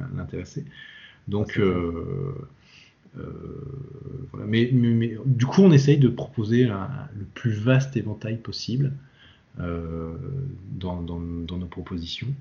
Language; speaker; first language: French; native; French